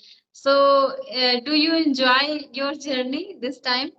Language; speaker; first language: English; non-native, learner; Hindi